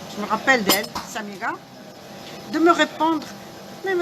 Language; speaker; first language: French; non-native, local second language; Arabic